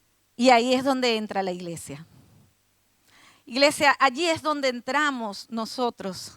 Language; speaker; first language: Spanish; native; Spanish